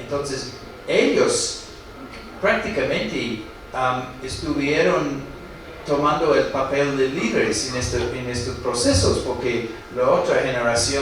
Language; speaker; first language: Spanish; non-native, fluent; English